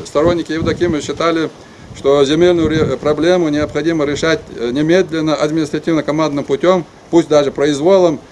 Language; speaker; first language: Russian; non-native, local second language; Ingush